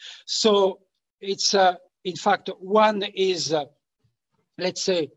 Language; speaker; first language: English; non-native, fluent; French